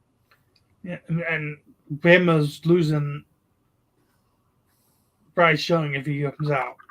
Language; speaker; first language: English; native; English